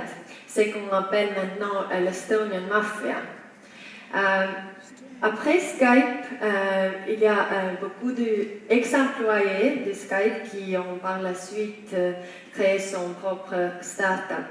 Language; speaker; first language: French; non-native, fluent; Estonian